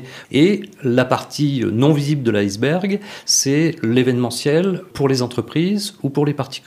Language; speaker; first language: French; native; French